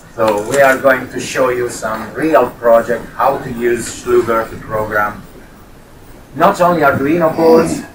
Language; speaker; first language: English; non-native, fluent; Italian